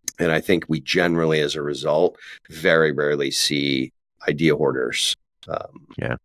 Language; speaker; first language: English; native; English